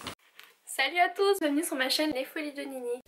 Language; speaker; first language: French; native; French